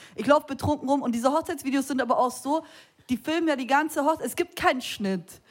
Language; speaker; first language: German; early bilingual, other home language; Kurdish